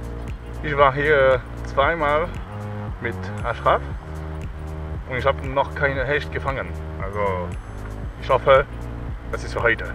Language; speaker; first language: German; non-native, learner; French